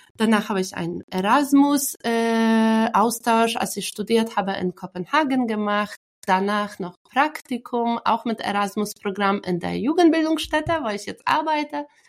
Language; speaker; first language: German; non-native, fluent; Polish